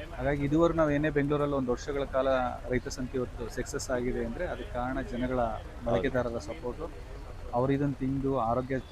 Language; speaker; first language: Kannada; native; Kannada